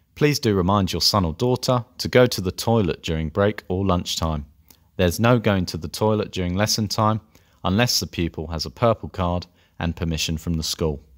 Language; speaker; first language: English; native; English